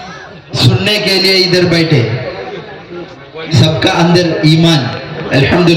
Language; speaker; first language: Hindi; non-native, local second language; Malayalam